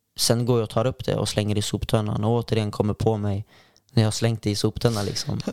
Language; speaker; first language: Swedish; native; Swedish